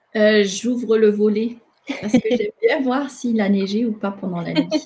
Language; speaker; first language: French; non-native, local second language; Malagasy